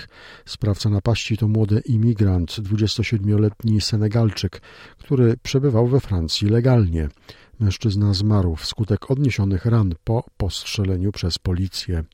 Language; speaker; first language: Polish; native; Polish